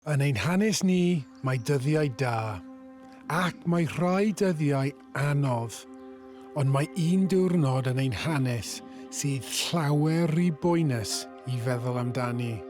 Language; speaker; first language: Welsh; non-native, local second language; English